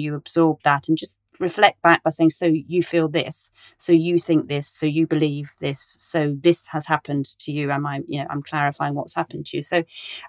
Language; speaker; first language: English; native; English